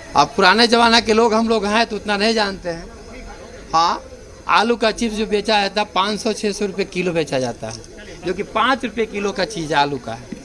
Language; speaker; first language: Hindi; native; Hindi